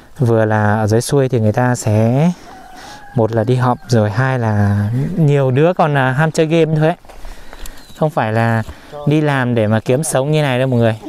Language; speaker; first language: Vietnamese; non-native, local second language; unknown